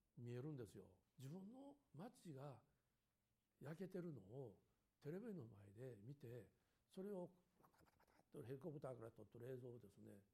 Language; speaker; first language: Japanese; native; Japanese